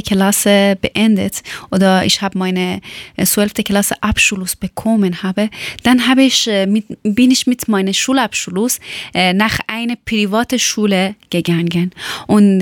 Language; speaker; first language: German; non-native, learner; Persian